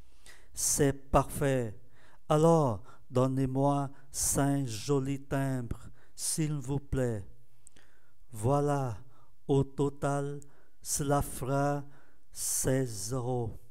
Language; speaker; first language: French; non-native, fluent; Vietnamese